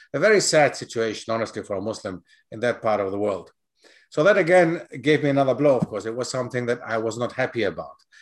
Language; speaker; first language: English; non-native, fluent; Greek